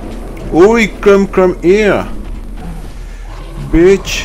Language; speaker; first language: English; non-native, learner; French